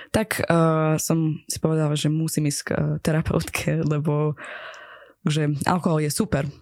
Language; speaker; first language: Slovak; non-native, fluent; Persian